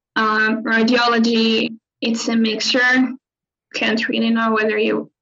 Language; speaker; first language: English; non-native, fluent; Arabic